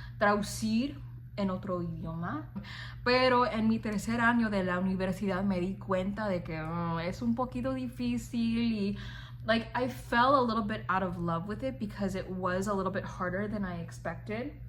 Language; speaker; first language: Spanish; non-native, fluent; English